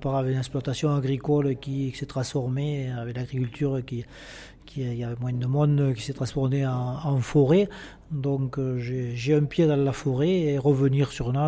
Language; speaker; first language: French; native; French